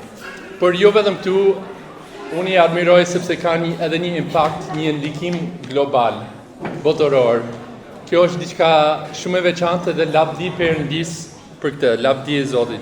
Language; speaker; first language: Albanian; non-native, fluent; English